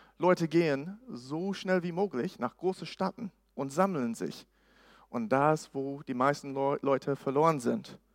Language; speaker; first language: German; non-native, fluent; English